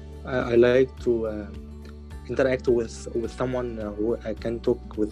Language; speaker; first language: English; non-native, learner; Arabic